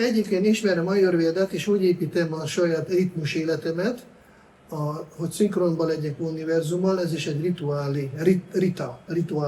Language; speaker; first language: Hungarian; non-native, fluent; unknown